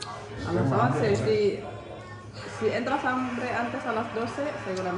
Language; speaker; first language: Spanish; non-native, learner; Indonesian